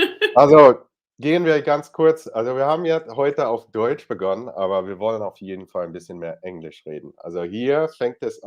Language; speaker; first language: German; non-native, fluent; English